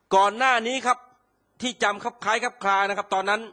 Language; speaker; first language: Thai; native; Thai